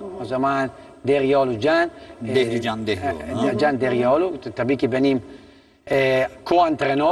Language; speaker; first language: Turkish; non-native, learner; Italian